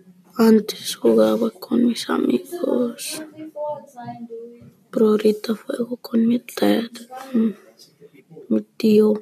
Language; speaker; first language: Spanish; early bilingual, heritage; Spanish